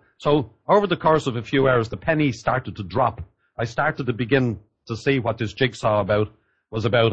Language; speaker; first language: English; native; English